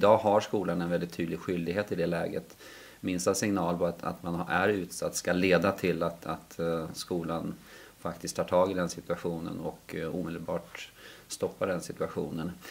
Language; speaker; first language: Swedish; early bilingual, heritage; Swedish